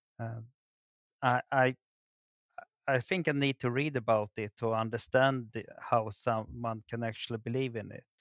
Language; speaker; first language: English; non-native, fluent; Swedish